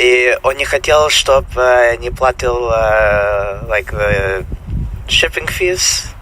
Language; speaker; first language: Russian; non-native, learner; English